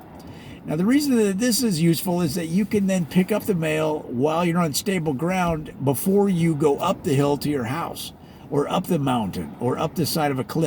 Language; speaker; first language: English; native; English